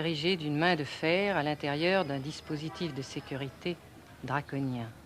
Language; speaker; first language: French; native; French